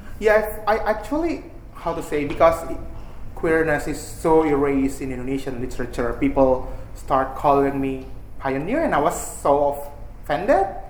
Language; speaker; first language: English; non-native, fluent; Indonesian